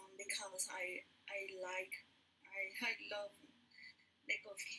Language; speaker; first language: English; non-native, learner; Spanish